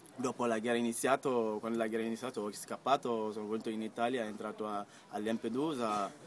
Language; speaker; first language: Italian; non-native, fluent; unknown